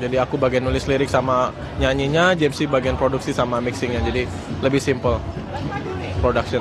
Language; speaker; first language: Indonesian; native; Indonesian